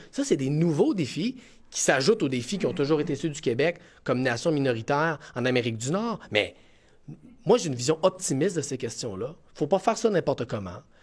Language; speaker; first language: French; native; French